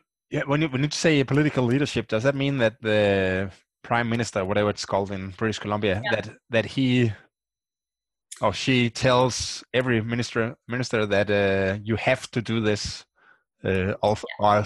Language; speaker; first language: English; non-native, fluent; Danish